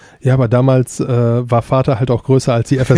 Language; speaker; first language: German; native; German